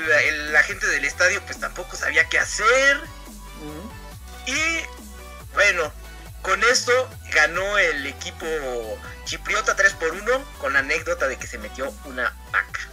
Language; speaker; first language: Spanish; native; Spanish